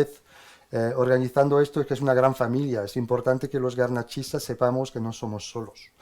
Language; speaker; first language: Spanish; non-native, fluent; French